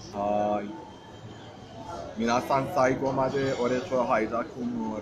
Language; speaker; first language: Japanese; non-native, fluent; Persian